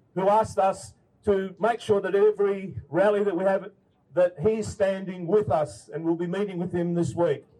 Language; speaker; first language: English; early bilingual, other home language; Ukrainian